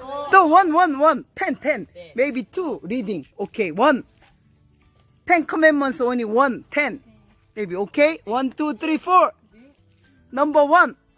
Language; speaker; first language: English; non-native, learner; Korean